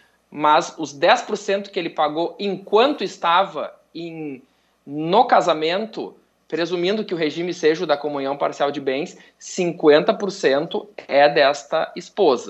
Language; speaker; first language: Portuguese; native; Portuguese